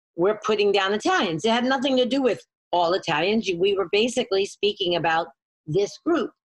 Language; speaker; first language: English; native; English